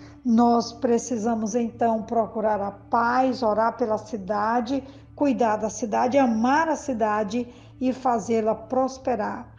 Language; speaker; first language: Portuguese; native; Portuguese